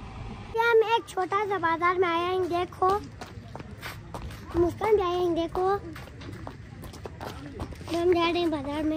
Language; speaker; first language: Hindi; non-native, local second language; Khowar